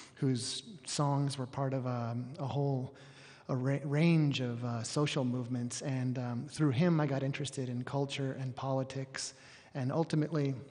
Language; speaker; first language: English; native; English